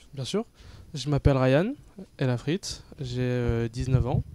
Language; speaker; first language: French; native; French